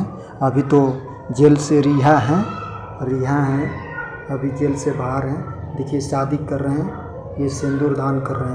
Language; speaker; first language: Hindi; native; Hindi